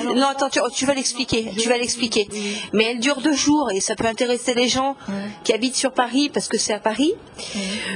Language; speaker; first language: French; native; French